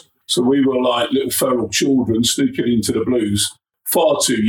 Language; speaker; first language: English; native; English